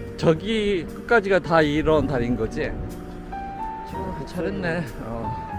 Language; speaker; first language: Korean; native; Korean